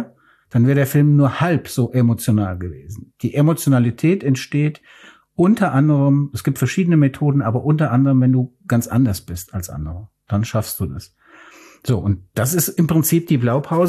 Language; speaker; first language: German; native; German